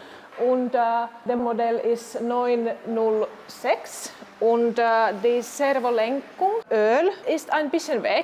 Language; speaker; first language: German; non-native, learner; Finnish